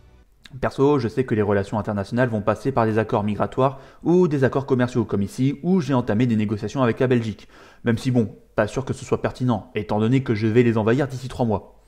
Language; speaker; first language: French; native; French